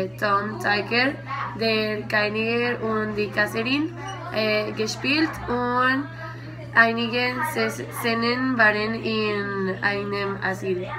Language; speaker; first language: German; non-native, learner; Spanish